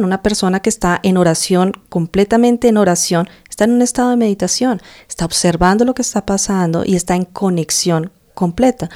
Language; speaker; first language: Spanish; native; Spanish